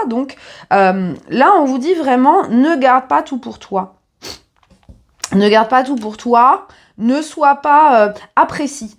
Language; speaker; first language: French; native; French